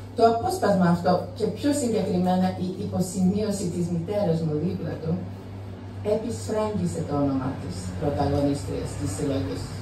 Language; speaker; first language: Greek; non-native, fluent; English